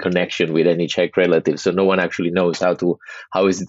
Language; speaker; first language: English; non-native, fluent; Italian